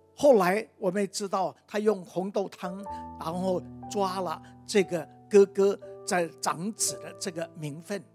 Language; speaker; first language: Chinese; native; Chinese